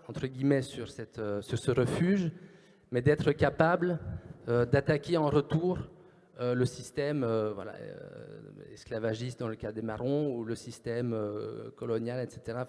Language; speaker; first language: French; native; French